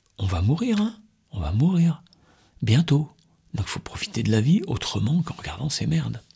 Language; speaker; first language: French; native; French